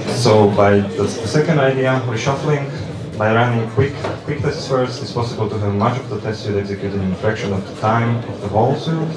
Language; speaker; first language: English; non-native, fluent; Slovak